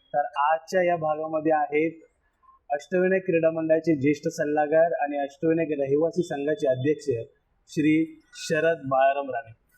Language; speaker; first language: Marathi; native; Marathi